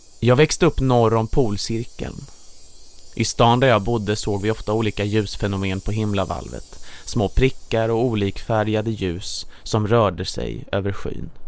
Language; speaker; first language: Swedish; native; Swedish